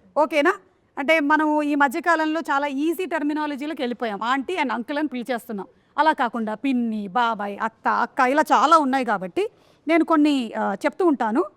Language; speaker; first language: Telugu; native; Telugu